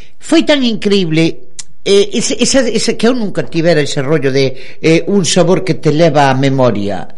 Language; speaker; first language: Galician; native; Galician